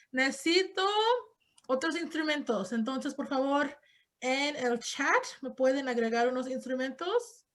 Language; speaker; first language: Spanish; early bilingual, heritage; Spanish